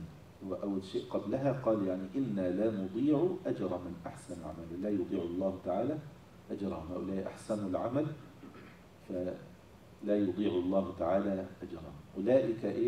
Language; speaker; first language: Arabic; native; Arabic